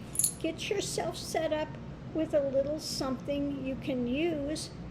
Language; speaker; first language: English; native; English